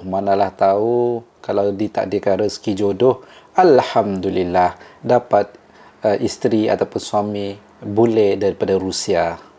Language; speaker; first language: Indonesian; non-native, local second language; Malay